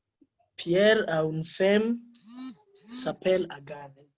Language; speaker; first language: French; non-native, learner; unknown